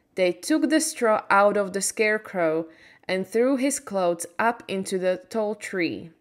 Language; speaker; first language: English; non-native, fluent; Slovak